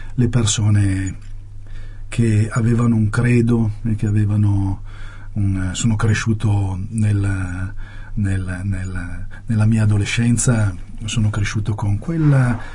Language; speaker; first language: Italian; native; Italian